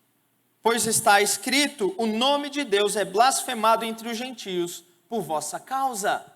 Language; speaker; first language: Portuguese; native; Portuguese